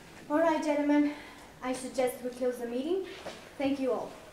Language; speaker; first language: English; non-native, fluent; Spanish